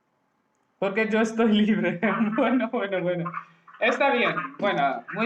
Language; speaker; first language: Spanish; non-native, learner; Hindi